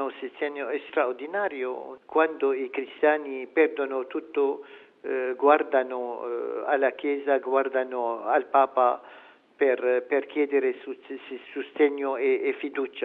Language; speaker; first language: Italian; non-native, fluent; Arabic